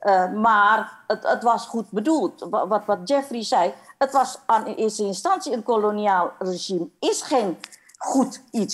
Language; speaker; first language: Dutch; non-native, fluent; Indonesian